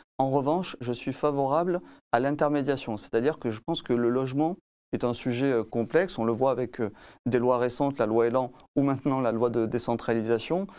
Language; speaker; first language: French; native; French